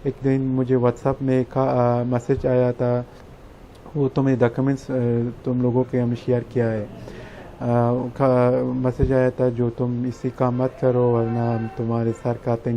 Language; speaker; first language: Hindi; non-native, learner; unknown